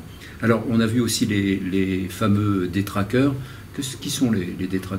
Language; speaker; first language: French; native; French